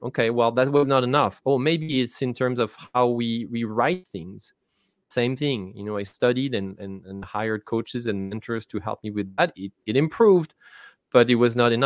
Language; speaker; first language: English; non-native, fluent; French